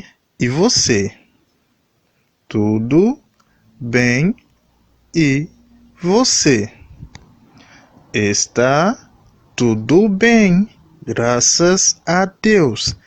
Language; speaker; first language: Portuguese; non-native, learner; Haitian Creole